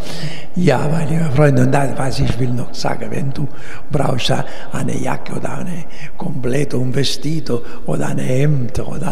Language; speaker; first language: German; non-native, learner; Italian